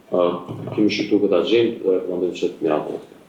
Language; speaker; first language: Albanian; native; Albanian